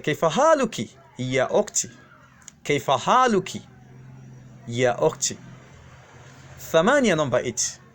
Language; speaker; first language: Arabic; non-native, fluent; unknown